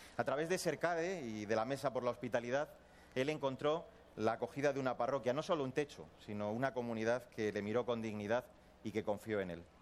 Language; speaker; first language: Spanish; native; Spanish